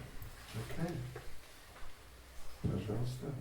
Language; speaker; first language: Russian; non-native, learner; English